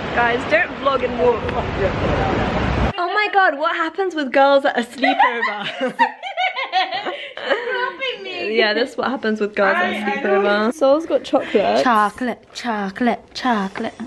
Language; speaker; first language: English; native; English